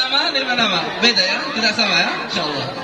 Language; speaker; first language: Indonesian; non-native, learner; Arabic